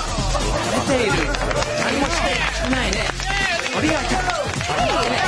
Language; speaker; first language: Japanese; non-native, learner; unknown